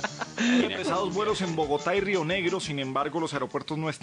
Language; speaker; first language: Spanish; native; Spanish